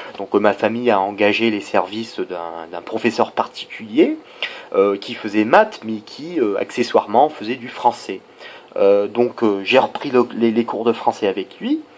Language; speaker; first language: French; non-native, fluent; English